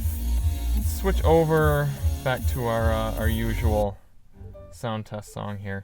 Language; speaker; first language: English; native; English